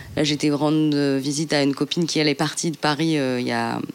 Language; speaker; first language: French; native; French